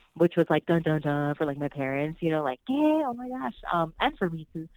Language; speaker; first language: English; early bilingual, other home language; Spanish